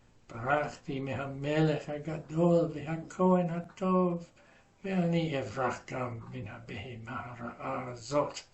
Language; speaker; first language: Hebrew; non-native, fluent; English